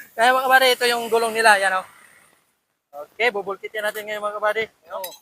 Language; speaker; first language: Filipino; non-native, local second language; Cebuano